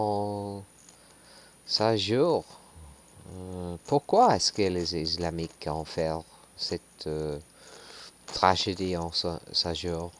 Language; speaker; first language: French; non-native, learner; English